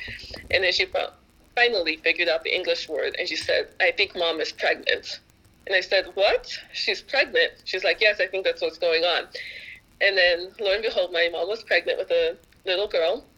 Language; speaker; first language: English; native; English